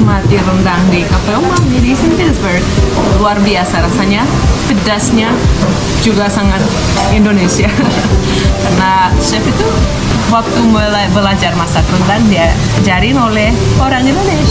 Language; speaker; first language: Indonesian; non-native, fluent; Russian